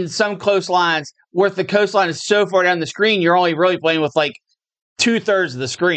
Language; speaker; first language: English; native; English